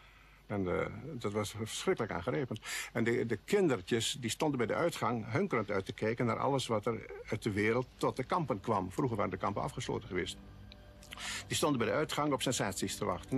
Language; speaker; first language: Dutch; native; Dutch